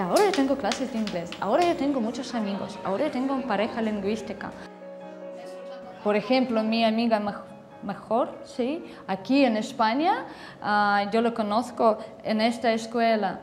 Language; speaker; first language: Spanish; non-native, learner; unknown